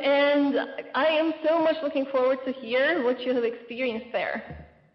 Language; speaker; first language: English; non-native, fluent; Turkish